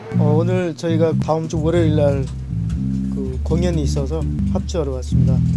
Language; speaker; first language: Korean; non-native, fluent; Nepali